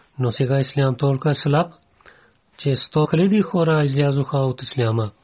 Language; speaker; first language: Bulgarian; non-native, learner; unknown